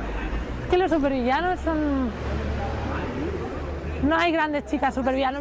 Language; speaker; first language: Spanish; native; Spanish